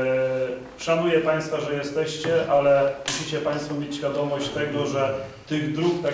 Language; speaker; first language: Polish; native; Polish